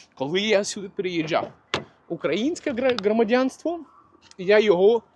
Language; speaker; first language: Ukrainian; non-native, local second language; Russian